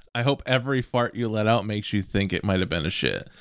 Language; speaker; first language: English; native; English